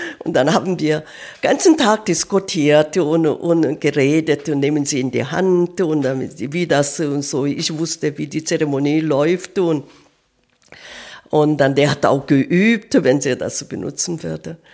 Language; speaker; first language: German; non-native, learner; Korean